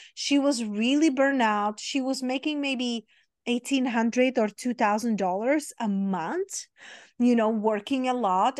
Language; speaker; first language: English; non-native, fluent; Czech